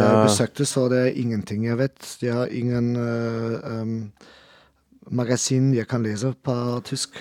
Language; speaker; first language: Norwegian; non-native, learner; German